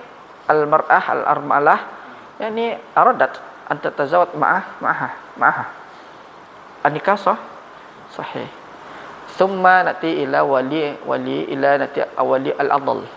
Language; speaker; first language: Arabic; non-native, fluent; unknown